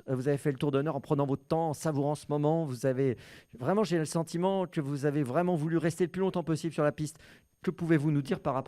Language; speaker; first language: French; native; French